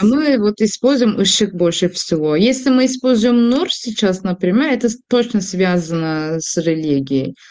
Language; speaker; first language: Russian; non-native, fluent; Turkish